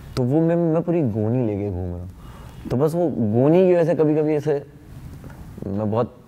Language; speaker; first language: Hindi; non-native, local second language; Gujarati